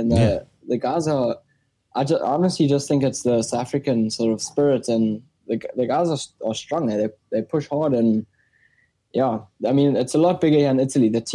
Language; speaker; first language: English; native; English